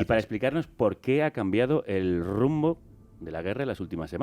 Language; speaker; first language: Spanish; native; Spanish